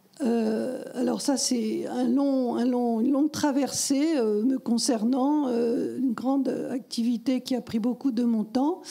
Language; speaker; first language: French; native; French